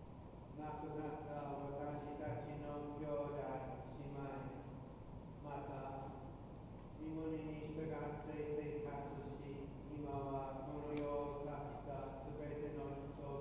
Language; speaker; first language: Japanese; non-native, fluent; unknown